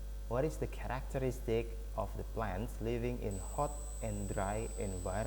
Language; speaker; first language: English; non-native, learner; Indonesian